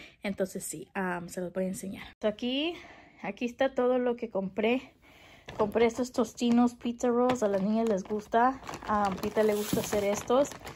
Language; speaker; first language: Spanish; early bilingual, heritage; Spanish